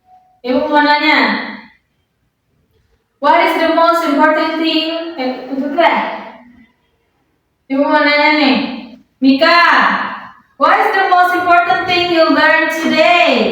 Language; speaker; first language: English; non-native, fluent; Indonesian